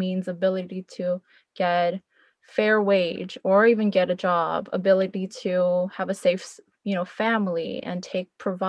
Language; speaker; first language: English; early bilingual, other home language; Korean